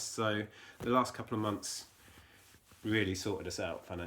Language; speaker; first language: English; native; English